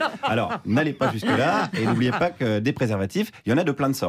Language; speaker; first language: French; native; French